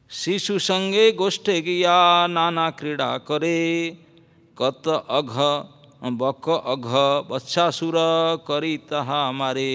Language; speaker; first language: Hindi; non-native, local second language; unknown